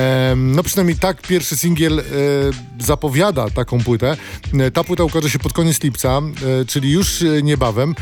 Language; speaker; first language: Polish; native; Polish